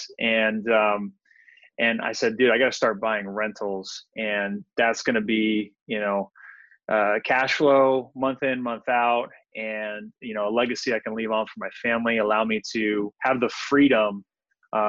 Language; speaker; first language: English; native; English